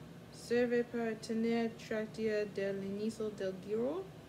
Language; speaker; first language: Italian; non-native, learner; English